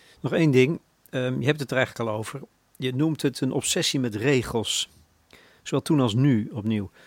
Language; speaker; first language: Dutch; native; Dutch